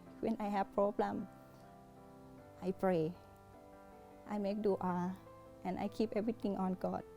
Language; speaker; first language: English; non-native, learner; Thai